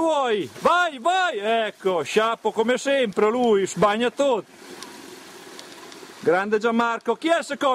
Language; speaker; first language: Italian; native; Italian